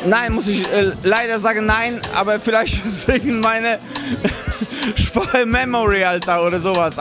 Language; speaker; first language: German; non-native, fluent; Polish